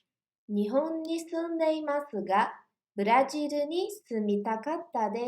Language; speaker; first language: Japanese; non-native, learner; Portuguese